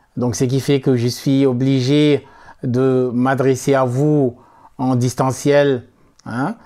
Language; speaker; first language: French; non-native, local second language; Soninke